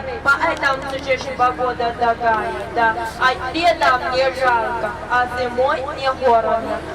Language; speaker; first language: Russian; non-native, learner; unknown